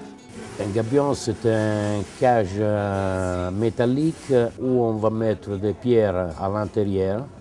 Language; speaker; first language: French; non-native, fluent; Italian